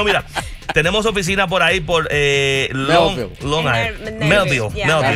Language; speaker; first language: Spanish; native; Spanish